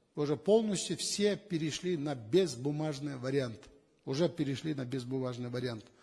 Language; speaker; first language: Russian; non-native, local second language; Kazakh